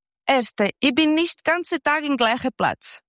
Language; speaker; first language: German; non-native, learner; Portuguese